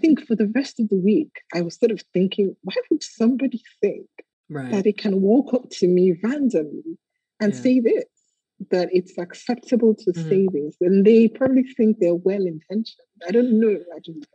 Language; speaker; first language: English; non-native, local second language; Yoruba